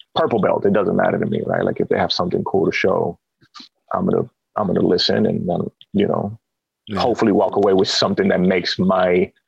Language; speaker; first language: English; early bilingual, other home language; Spanish